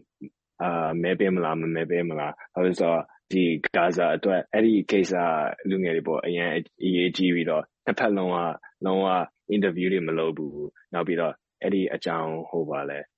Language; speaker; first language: Burmese; early bilingual, heritage; Burmese